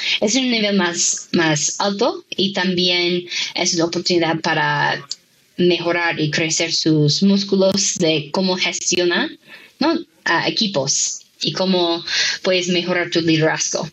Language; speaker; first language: Spanish; non-native, fluent; English